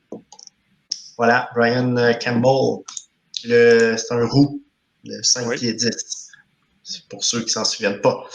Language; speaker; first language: French; native; French